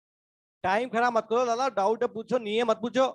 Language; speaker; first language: Hindi; native; Hindi